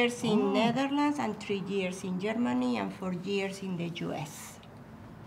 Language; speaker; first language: English; non-native, learner; Spanish